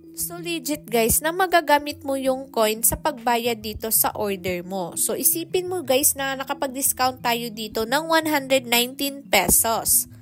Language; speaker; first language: Filipino; non-native, local second language; Cebuano